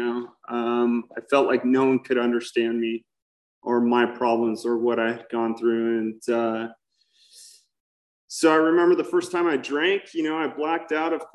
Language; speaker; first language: English; native; English